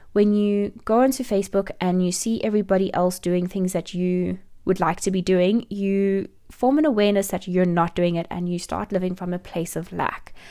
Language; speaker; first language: English; native; English